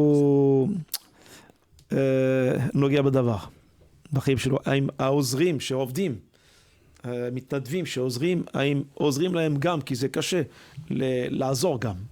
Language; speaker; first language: Hebrew; non-native, learner; French